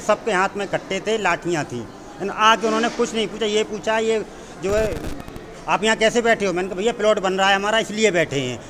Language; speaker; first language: Hindi; native; Hindi